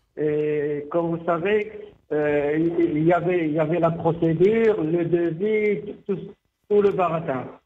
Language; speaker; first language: French; non-native, local second language; Arabic